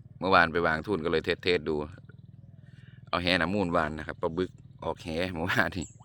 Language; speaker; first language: Thai; non-native, local second language; Lao